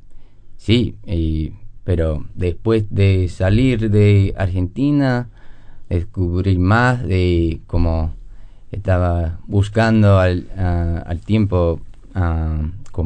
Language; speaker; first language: Spanish; non-native, learner; English